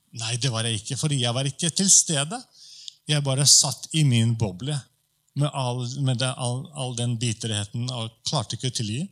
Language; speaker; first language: Norwegian; non-native, fluent; Polish